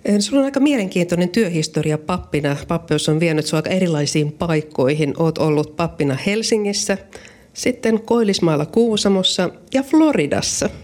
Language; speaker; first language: Finnish; native; Finnish